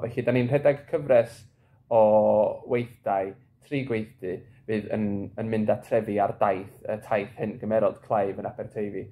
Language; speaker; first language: Welsh; native; Welsh